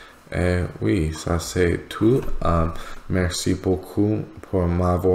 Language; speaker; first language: French; non-native, learner; English